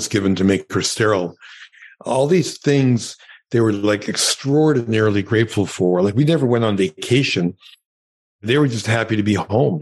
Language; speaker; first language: English; early bilingual, other home language; Yiddish